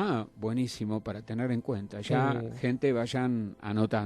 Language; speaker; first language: Spanish; native; Spanish